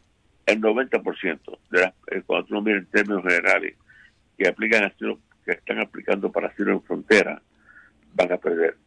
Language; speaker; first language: Spanish; native; Spanish